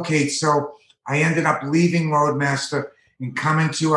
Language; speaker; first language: English; native; English